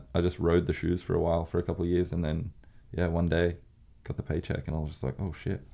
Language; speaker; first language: English; native; English